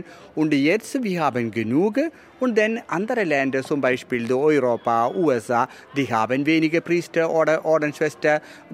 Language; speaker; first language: German; non-native, learner; Malayalam